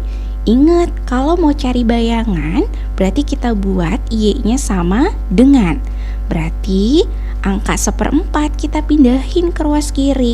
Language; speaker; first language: Indonesian; native; Indonesian